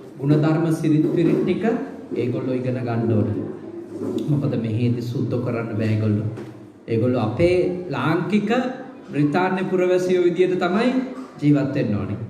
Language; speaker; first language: Sinhala; native; Sinhala